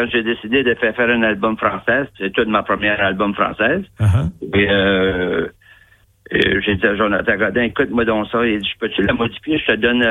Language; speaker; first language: French; native; French